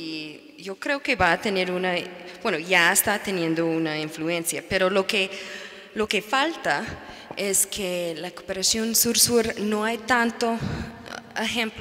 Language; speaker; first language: Spanish; non-native, fluent; English